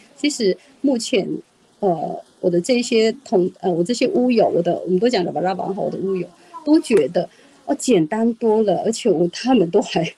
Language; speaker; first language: Chinese; non-native, local second language; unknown